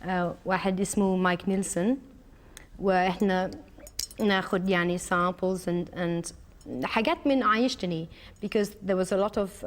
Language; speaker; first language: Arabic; early bilingual, heritage; Arabic